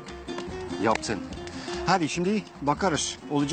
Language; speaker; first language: Turkish; non-native, learner; Dutch